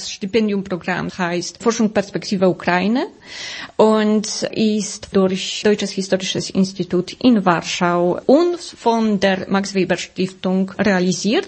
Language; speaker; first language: German; non-native, fluent; Polish